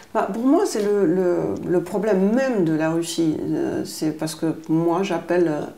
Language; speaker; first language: French; non-native, fluent; Russian